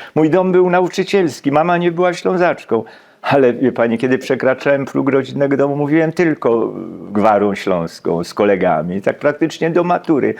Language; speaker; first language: Polish; native; Polish